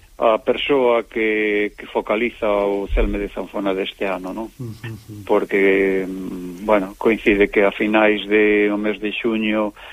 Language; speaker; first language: Galician; native; Galician